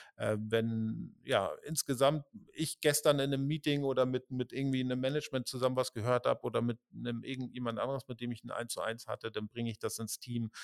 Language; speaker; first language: German; native; German